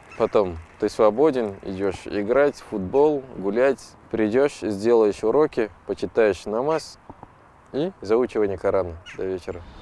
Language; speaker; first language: Russian; non-native, fluent; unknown